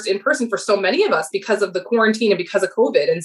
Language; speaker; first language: English; native; English